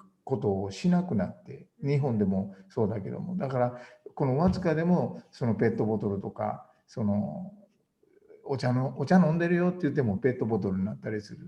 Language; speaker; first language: Japanese; native; Japanese